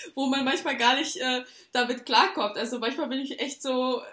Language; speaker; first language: German; early bilingual, other home language; Portuguese